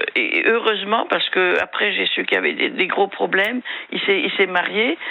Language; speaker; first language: French; native; French